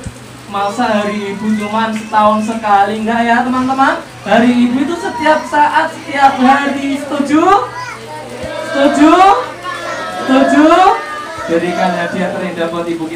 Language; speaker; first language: Indonesian; native; Indonesian